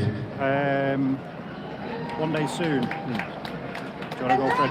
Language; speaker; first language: English; native; English